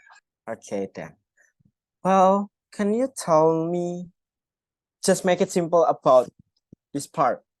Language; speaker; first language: English; non-native, fluent; Indonesian